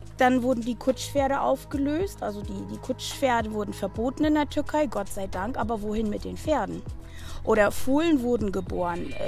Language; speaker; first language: German; native; German